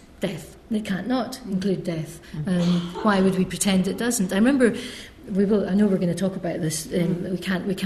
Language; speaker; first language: English; native; English